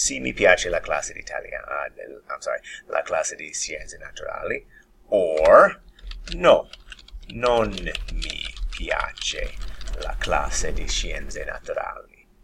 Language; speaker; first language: Italian; non-native, fluent; English